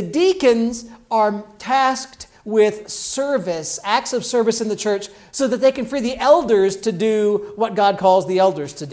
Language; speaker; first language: English; native; English